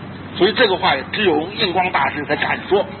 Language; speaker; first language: Chinese; native; Chinese